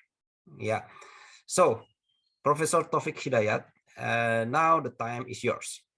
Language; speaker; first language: English; non-native, fluent; Indonesian